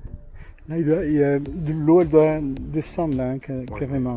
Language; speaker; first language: French; native; French